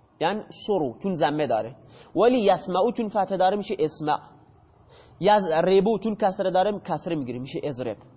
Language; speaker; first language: Persian; non-native, local second language; Baluchi